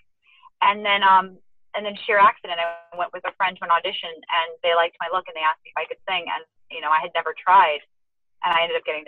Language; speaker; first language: English; native; English